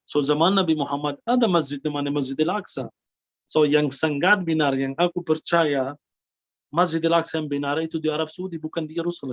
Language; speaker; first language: Indonesian; non-native, fluent; Arabic